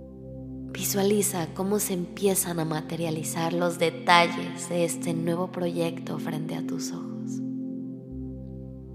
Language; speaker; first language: Spanish; native; Spanish